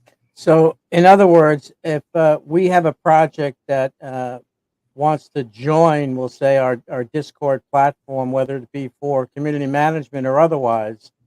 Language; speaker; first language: English; native; English